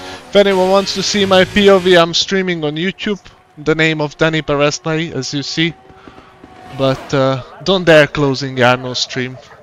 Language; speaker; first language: English; non-native, fluent; Hungarian